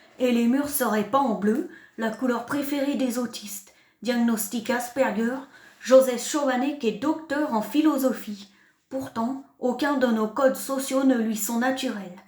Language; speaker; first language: French; native; French